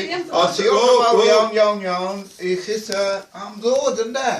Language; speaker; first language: Welsh; non-native, fluent; English